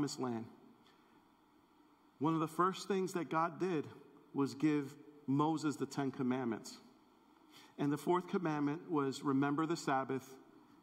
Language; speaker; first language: English; native; English